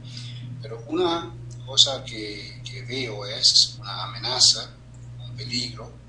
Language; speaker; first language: Spanish; non-native, fluent; German